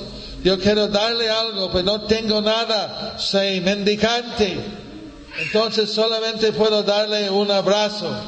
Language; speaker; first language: Spanish; non-native, learner; English